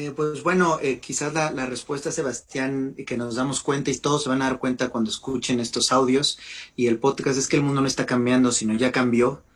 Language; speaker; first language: Spanish; native; Spanish